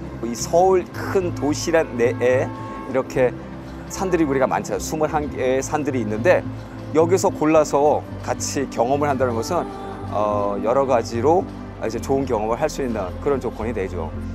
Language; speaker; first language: Korean; native; Korean